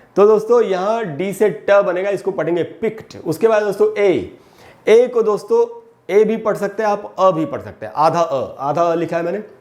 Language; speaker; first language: Hindi; native; Hindi